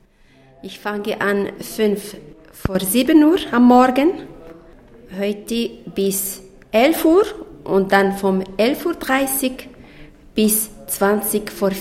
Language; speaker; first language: German; non-native, fluent; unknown